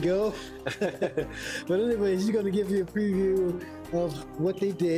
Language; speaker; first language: English; native; English